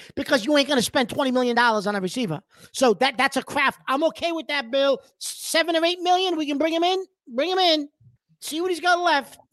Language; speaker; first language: English; early bilingual, other home language; Italian